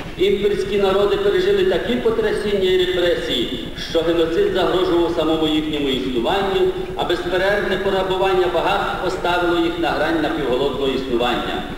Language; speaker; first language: Ukrainian; native; Ukrainian